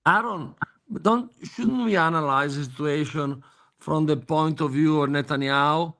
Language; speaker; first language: English; non-native, fluent; Italian